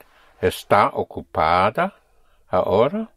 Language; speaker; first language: Spanish; non-native, fluent; English